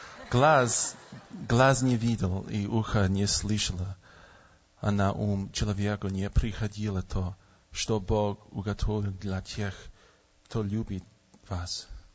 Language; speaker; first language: Russian; non-native, learner; English